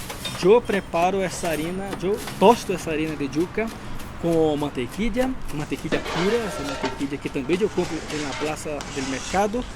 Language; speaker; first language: Spanish; non-native, learner; Portuguese